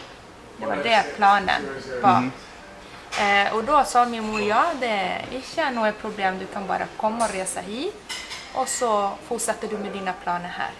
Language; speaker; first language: Swedish; non-native, local second language; Spanish